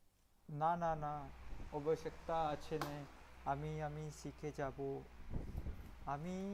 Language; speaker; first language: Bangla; non-native, learner; Hindi